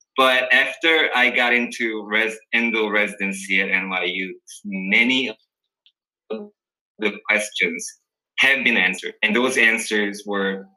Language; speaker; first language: English; early bilingual, other home language; Korean